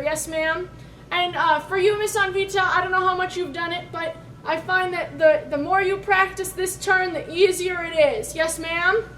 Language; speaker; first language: English; native; English